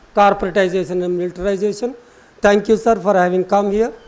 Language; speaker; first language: English; non-native, local second language; Telugu